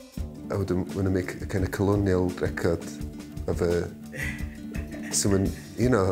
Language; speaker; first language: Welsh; native; Welsh